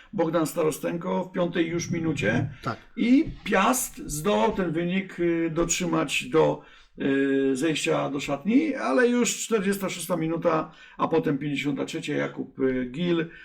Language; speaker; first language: Polish; native; Polish